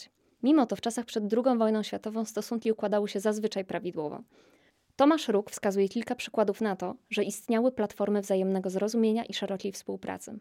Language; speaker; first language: Polish; native; Polish